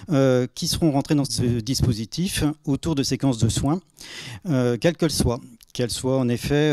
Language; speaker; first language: French; native; French